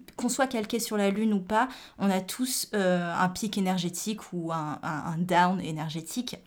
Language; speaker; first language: French; native; French